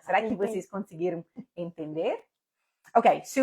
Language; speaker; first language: Portuguese; non-native, fluent; English